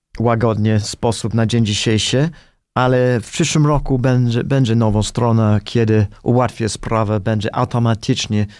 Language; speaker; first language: Polish; non-native, fluent; English